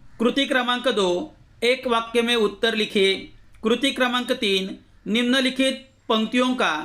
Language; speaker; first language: Hindi; non-native, local second language; Marathi